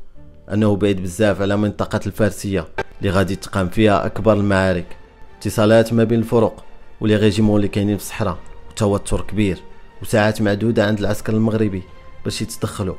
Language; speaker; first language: Arabic; native; Arabic